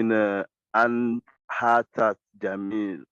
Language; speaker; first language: Arabic; non-native, learner; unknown